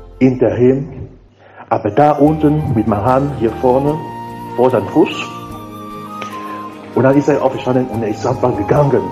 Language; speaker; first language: German; non-native, learner; French